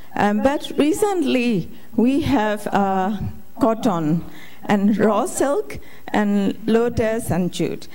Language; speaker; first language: English; non-native, fluent; Burmese